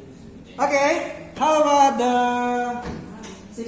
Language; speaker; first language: English; non-native, local second language; Indonesian